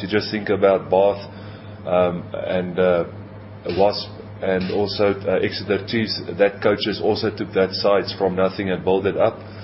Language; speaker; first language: English; non-native, local second language; Afrikaans